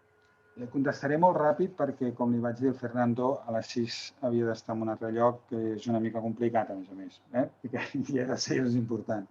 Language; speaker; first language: Catalan; native; Catalan